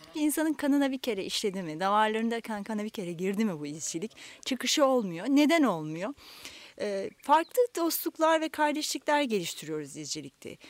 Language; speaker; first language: Turkish; native; Turkish